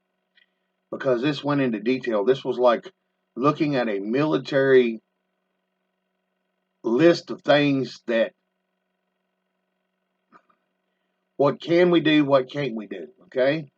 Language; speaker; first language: English; native; English